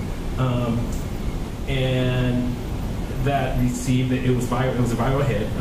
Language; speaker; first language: English; native; English